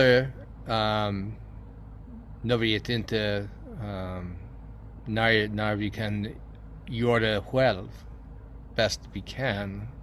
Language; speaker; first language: Swedish; non-native, learner; English